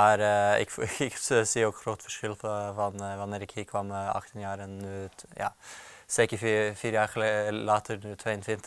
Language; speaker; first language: Dutch; non-native, fluent; Norwegian